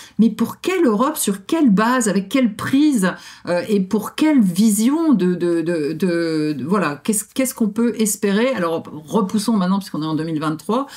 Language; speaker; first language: French; native; French